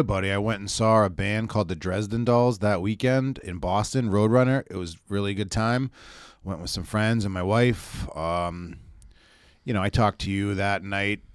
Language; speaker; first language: English; native; English